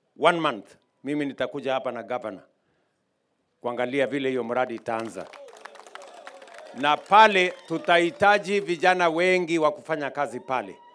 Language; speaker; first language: Swahili; non-native, local second language; Kalenjin